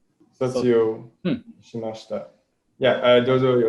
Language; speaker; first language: Japanese; non-native, learner; English